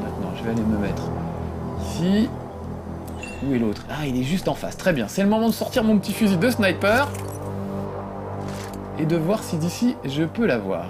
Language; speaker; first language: French; native; French